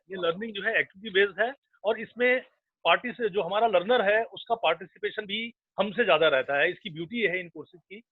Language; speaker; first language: Hindi; native; Hindi